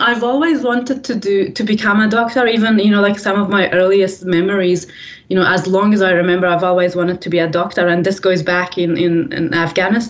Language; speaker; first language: English; early bilingual, other home language; Persian